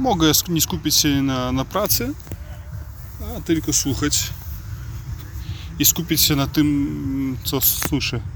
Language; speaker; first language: Polish; non-native, learner; Russian